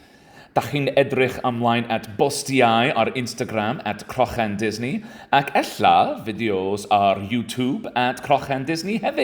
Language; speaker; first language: Welsh; non-native, learner; English